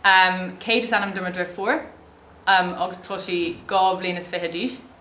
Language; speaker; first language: Irish; non-native, local second language; English